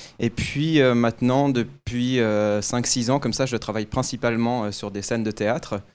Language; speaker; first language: French; native; French